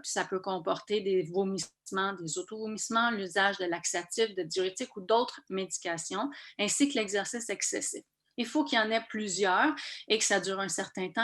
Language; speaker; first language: French; native; French